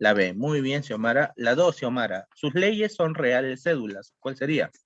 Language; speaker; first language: Spanish; native; Spanish